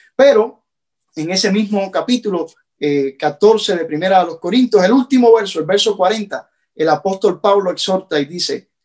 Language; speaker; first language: Spanish; native; Spanish